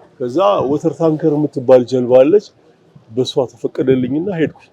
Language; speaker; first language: Amharic; native; Amharic